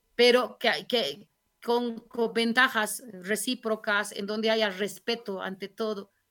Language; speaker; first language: Spanish; native; Spanish